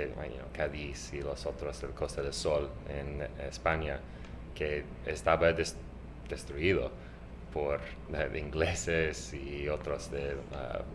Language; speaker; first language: Spanish; non-native, fluent; English